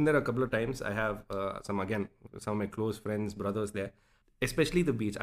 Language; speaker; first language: English; non-native, local second language; Tamil